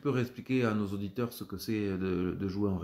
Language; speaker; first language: French; native; French